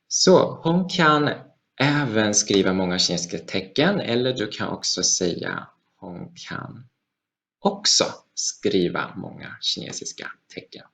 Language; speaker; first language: Swedish; non-native, fluent; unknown